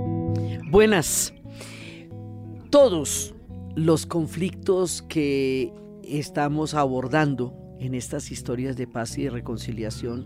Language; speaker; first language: Spanish; native; Spanish